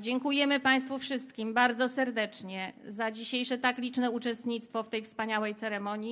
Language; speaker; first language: Polish; native; Polish